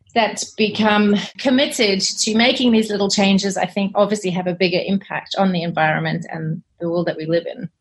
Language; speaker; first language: English; native; English